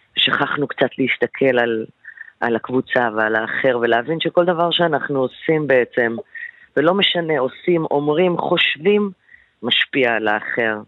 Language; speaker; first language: Hebrew; native; Hebrew